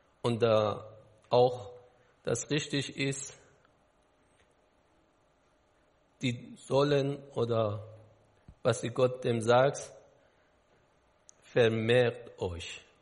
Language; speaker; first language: German; non-native, learner; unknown